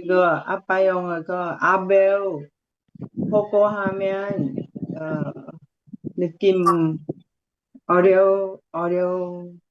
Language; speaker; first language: Korean; non-native, learner; Japanese